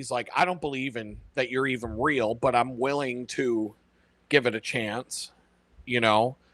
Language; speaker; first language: English; native; English